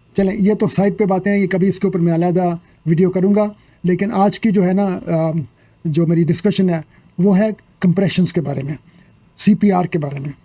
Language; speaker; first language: Urdu; native; Urdu